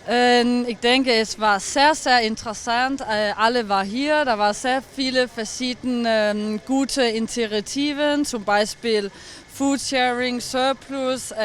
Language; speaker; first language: German; non-native, learner; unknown